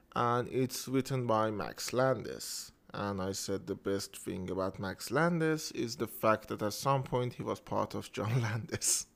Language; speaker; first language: English; non-native, fluent; Persian